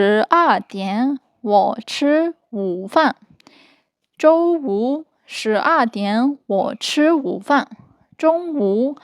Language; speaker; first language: Chinese; non-native, fluent; Burmese